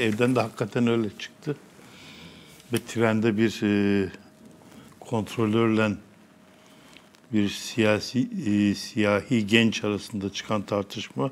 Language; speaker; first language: Turkish; native; Turkish